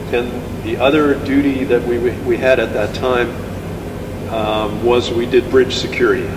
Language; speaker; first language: English; native; English